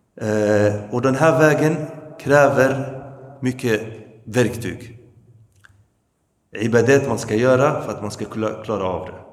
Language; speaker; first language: Swedish; early bilingual, other home language; Arabic